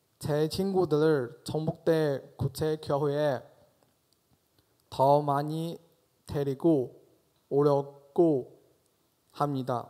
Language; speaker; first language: Korean; non-native, fluent; Chinese